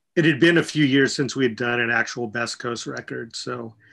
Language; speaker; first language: English; native; English